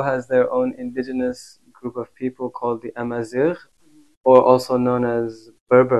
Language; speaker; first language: English; native; English